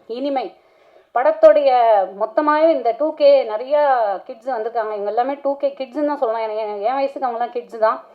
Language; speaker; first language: Tamil; native; Tamil